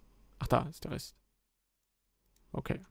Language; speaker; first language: German; native; German